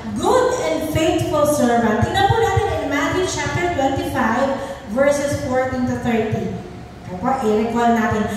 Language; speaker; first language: Filipino; native; Filipino